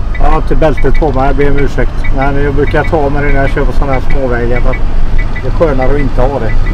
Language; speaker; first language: Swedish; native; Swedish